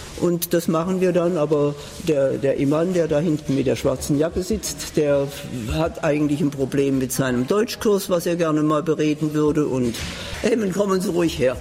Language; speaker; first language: German; native; German